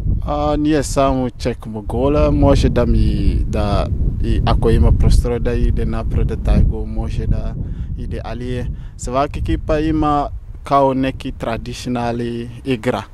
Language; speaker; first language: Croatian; non-native, learner; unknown